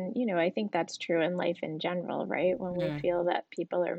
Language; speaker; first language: English; native; English